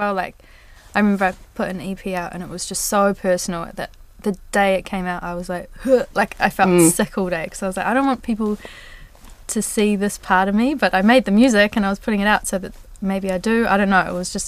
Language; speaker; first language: English; native; English